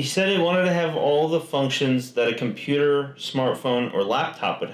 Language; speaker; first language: English; native; English